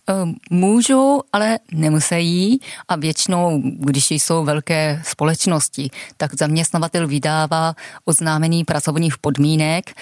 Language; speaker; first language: Czech; non-native, fluent; Japanese